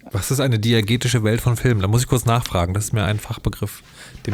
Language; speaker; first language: German; native; German